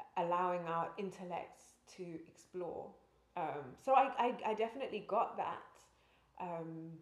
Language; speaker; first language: English; native; English